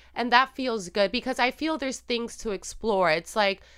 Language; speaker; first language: English; non-native, fluent; Spanish